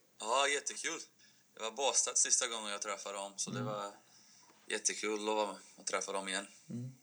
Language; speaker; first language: Swedish; non-native, fluent; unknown